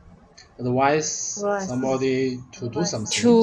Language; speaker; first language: English; non-native, learner; Vietnamese